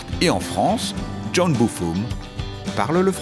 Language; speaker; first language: French; native; French